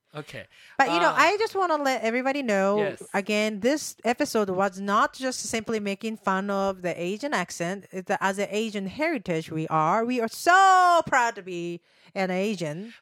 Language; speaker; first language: English; non-native, fluent; Japanese